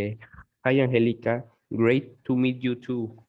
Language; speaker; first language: English; non-native, learner; Spanish